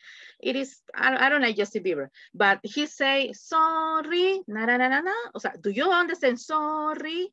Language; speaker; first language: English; non-native, fluent; Spanish